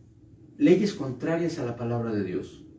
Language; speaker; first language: Spanish; native; Spanish